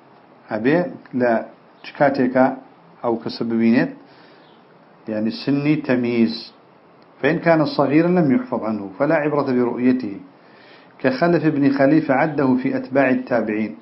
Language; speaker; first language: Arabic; non-native, fluent; Central Kurdish